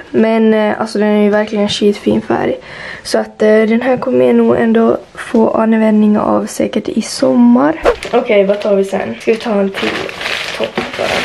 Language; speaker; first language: Swedish; native; Swedish